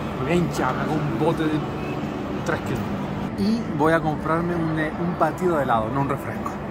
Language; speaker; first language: Spanish; native; Spanish